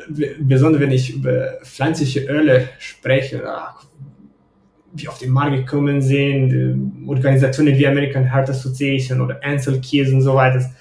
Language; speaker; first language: German; non-native, fluent; Romanian